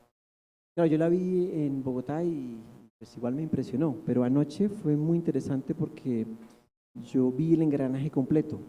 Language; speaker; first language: Spanish; native; Spanish